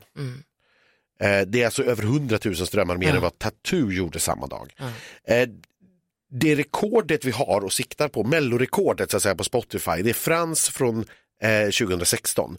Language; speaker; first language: Swedish; native; Swedish